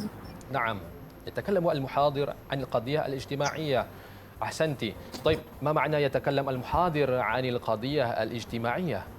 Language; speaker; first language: Arabic; non-native, fluent; Malay